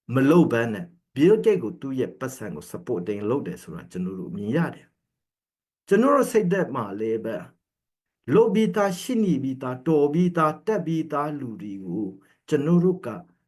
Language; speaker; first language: Burmese; non-native, local second language; Hakha Chin